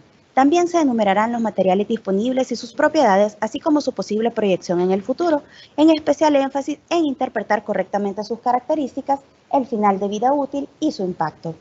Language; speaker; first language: Spanish; native; Spanish